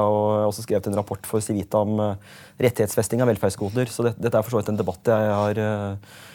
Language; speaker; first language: Norwegian; native; Norwegian